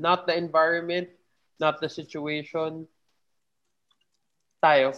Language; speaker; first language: English; non-native, local second language; Filipino